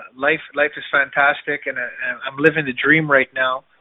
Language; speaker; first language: English; native; English